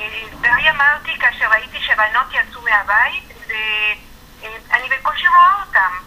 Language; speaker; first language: Hebrew; non-native, fluent; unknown